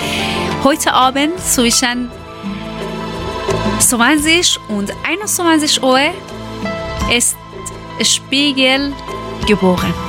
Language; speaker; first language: German; non-native, learner; Persian